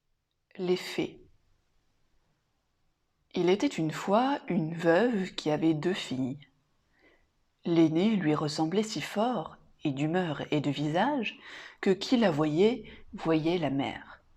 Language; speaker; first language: French; native; French